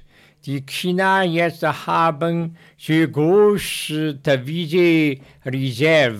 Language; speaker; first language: German; non-native, learner; Chinese